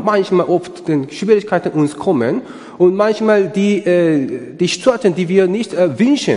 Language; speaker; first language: German; non-native, learner; Korean